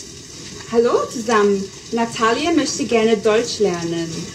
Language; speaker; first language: German; non-native, learner; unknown